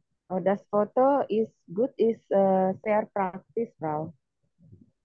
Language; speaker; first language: German; non-native, learner; Indonesian